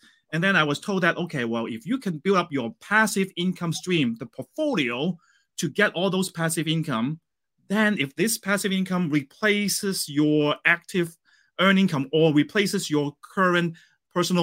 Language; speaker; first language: English; non-native, local second language; Cantonese